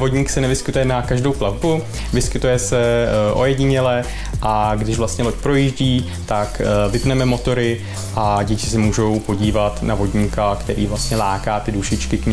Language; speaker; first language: Czech; native; Czech